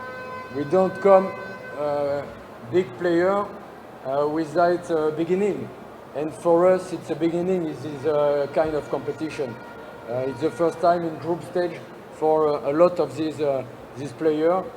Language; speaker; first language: English; non-native, learner; French